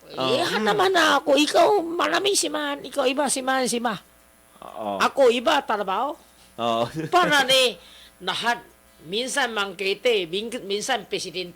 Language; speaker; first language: Filipino; non-native, learner; Chinese